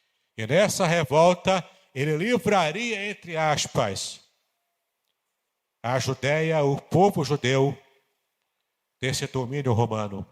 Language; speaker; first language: Portuguese; native; Portuguese